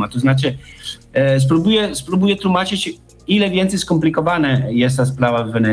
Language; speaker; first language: Polish; non-native, learner; Italian